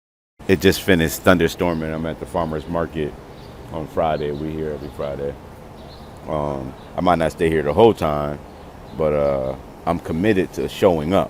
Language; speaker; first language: English; native; English